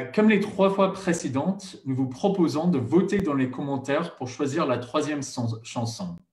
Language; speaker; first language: French; non-native, fluent; English